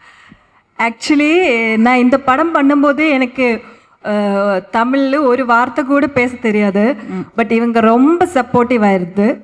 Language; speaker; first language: Tamil; non-native, learner; Malayalam